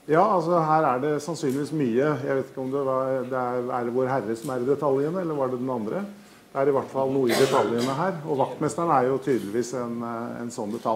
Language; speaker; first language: Norwegian; native; Norwegian